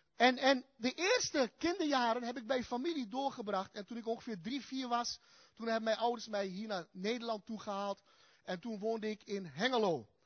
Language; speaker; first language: Dutch; early bilingual, other home language; Turkish